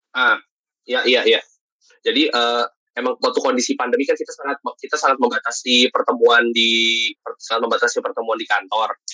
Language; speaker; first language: Indonesian; native; Indonesian